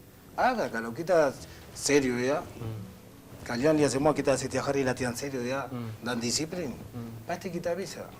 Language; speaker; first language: Indonesian; non-native, learner; Spanish